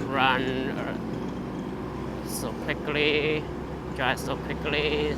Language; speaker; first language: English; non-native, fluent; Chinese